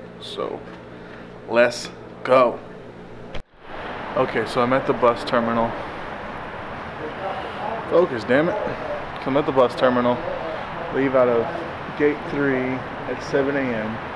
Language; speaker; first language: English; native; English